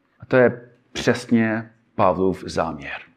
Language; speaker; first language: Czech; non-native, fluent; English